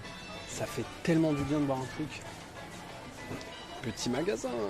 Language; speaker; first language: French; native; French